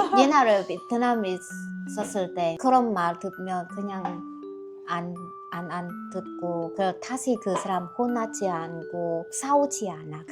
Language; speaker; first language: Korean; non-native, learner; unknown